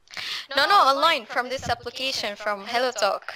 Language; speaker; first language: English; non-native, fluent; Arabic